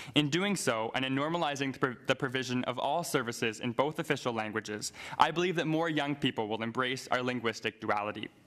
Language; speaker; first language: English; native; English